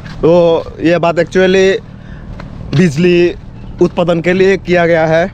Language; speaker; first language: Hindi; non-native, learner; Chakma